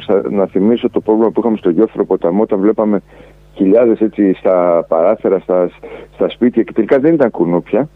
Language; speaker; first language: Greek; native; Greek